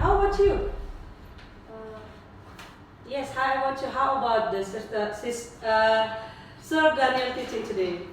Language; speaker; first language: English; non-native, learner; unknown